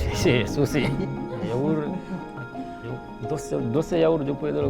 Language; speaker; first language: Spanish; non-native, learner; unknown